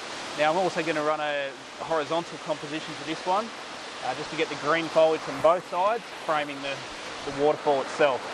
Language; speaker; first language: English; native; English